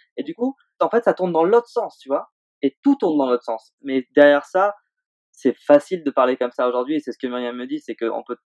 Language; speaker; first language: French; native; French